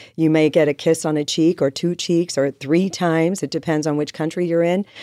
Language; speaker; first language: English; native; English